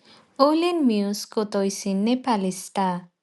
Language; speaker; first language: Finnish; non-native, learner; Nepali